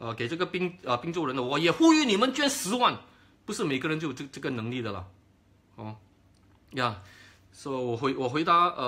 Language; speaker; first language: Chinese; native; Chinese